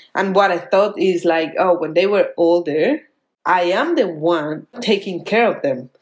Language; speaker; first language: English; non-native, fluent; Spanish